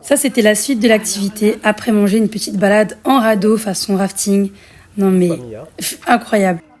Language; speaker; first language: French; native; French